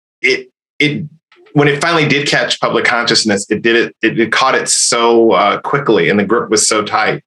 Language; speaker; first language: English; native; English